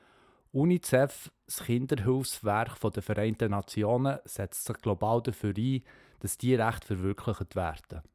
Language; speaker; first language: German; native; German